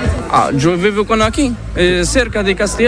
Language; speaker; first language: Spanish; non-native, learner; Arabic